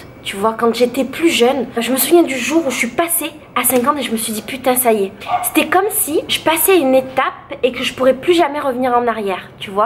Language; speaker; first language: French; native; French